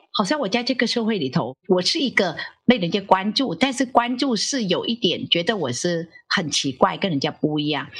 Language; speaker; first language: Chinese; non-native, fluent; Vietnamese